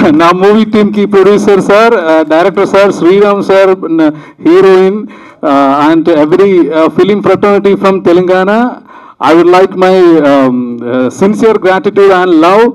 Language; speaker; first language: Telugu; non-native, learner; Malayalam